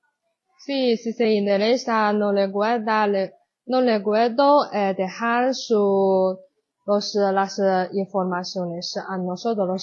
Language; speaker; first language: Spanish; non-native, learner; Chinese